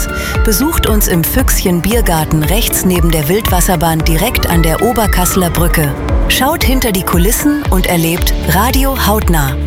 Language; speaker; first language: German; native; German